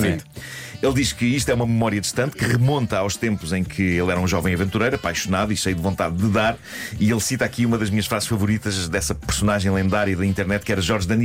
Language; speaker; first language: Portuguese; native; Portuguese